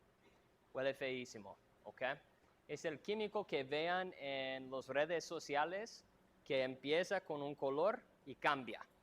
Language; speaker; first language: Spanish; non-native, fluent; English